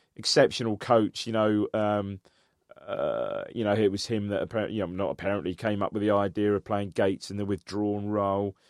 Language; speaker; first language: English; native; English